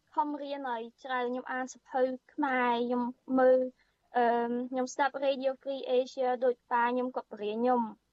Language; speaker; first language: Khmer; early bilingual, heritage; Khmer